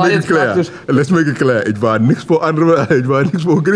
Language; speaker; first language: German; non-native, learner; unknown